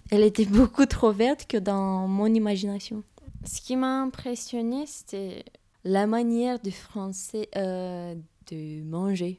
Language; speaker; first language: French; non-native, fluent; Romanian